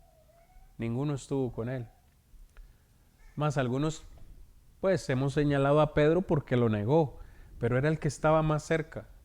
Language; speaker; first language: Spanish; native; Spanish